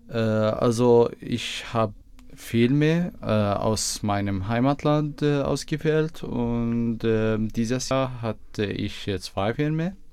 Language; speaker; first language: German; non-native, learner; Arabic